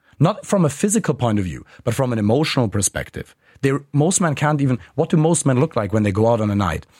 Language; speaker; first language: English; non-native, fluent; German